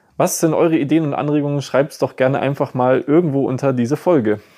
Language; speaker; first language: German; native; German